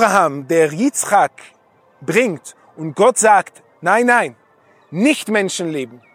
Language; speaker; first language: German; non-native, fluent; Hebrew